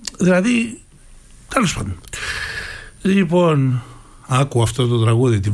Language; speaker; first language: Greek; native; Greek